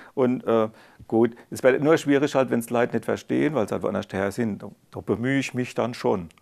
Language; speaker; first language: German; non-native, local second language; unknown